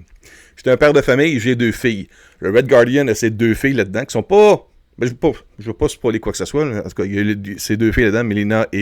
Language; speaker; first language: French; native; French